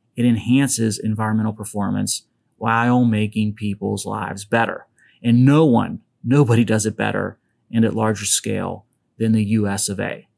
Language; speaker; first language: English; native; English